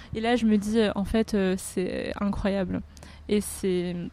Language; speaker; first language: French; native; French